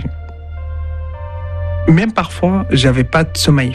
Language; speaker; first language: French; non-native, fluent; Arabic